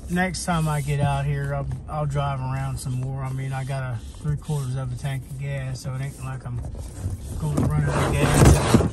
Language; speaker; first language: English; native; English